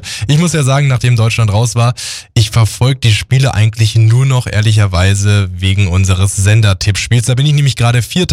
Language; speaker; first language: German; native; German